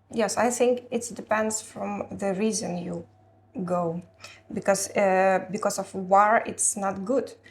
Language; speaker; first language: English; non-native, learner; Ukrainian